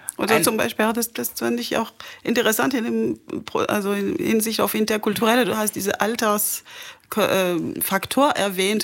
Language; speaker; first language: German; non-native, fluent; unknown